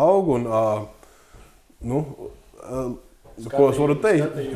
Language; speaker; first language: Latvian; early bilingual, heritage; English